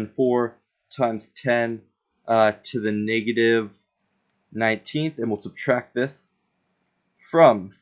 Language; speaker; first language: English; native; English